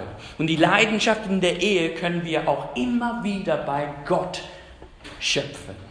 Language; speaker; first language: German; non-native, fluent; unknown